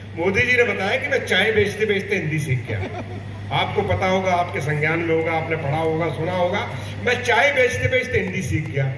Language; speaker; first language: Hindi; non-native, local second language; Punjabi